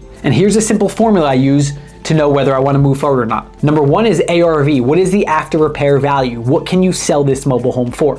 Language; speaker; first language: English; native; English